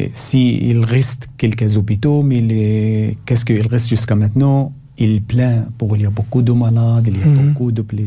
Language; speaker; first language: French; non-native, learner; Arabic